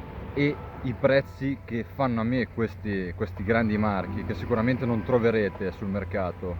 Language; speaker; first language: Italian; native; Italian